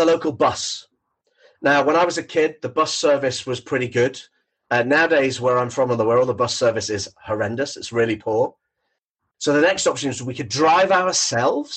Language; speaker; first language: English; native; English